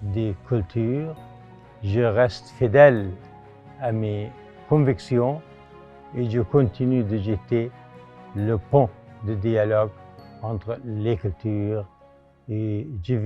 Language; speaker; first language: French; non-native, fluent; Arabic